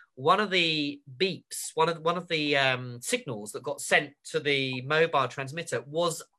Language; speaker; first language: English; native; English